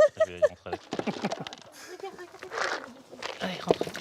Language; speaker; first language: French; native; French